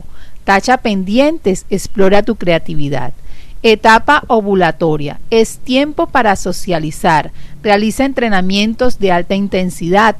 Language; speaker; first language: Spanish; native; Spanish